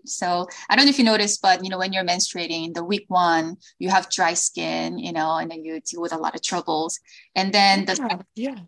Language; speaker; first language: English; early bilingual, other home language; Korean